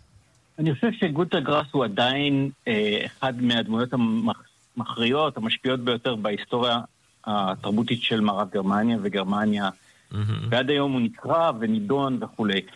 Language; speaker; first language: Hebrew; native; Hebrew